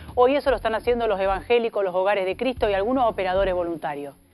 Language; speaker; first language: Spanish; native; Spanish